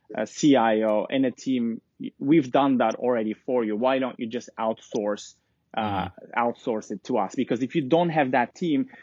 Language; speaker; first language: English; non-native, fluent; Turkish